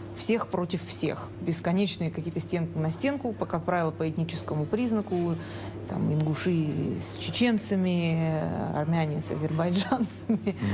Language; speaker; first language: Russian; native; Russian